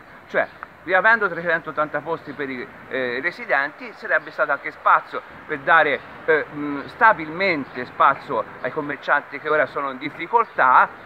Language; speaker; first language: Italian; native; Italian